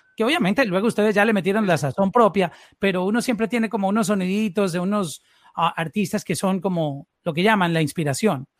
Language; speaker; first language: Spanish; native; Spanish